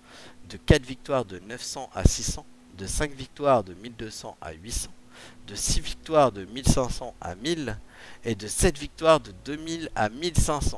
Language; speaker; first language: French; native; French